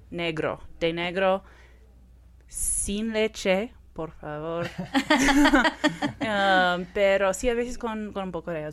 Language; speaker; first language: Spanish; non-native, fluent; English